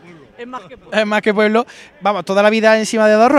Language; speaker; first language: Spanish; native; Spanish